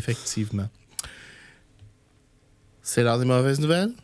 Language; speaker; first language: French; native; French